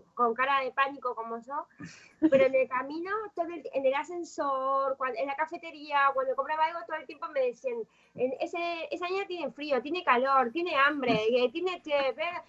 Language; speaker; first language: Spanish; native; Spanish